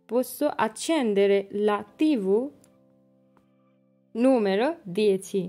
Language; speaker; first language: Italian; non-native, learner; Bangla